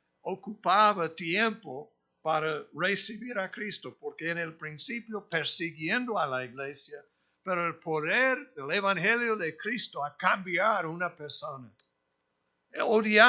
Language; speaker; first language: Spanish; non-native, fluent; English